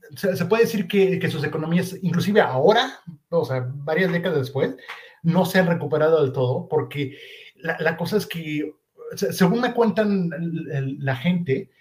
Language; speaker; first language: Spanish; native; Spanish